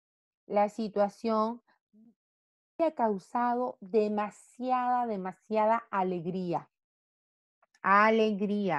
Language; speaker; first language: Spanish; native; Spanish